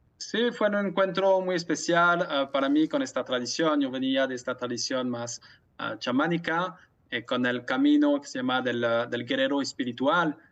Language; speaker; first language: Spanish; non-native, fluent; French